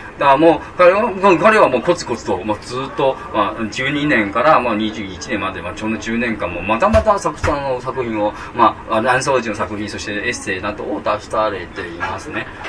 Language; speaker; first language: Japanese; non-native, fluent; Chinese